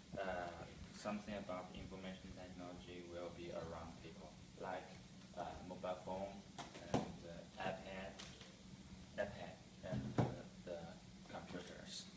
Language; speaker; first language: English; non-native, learner; Chinese